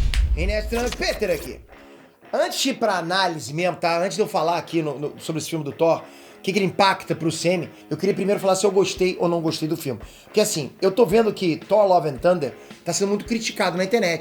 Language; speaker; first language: Portuguese; native; Portuguese